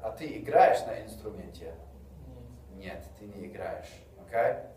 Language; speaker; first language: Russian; non-native, fluent; English